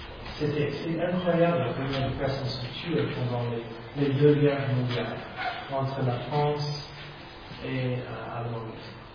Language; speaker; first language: French; non-native, fluent; English